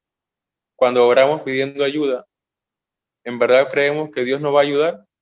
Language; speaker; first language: Spanish; native; Spanish